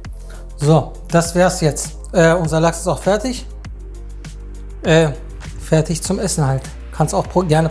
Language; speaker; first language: German; native; German